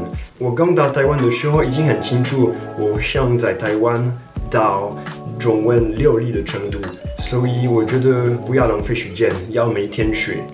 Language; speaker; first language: Chinese; non-native, fluent; French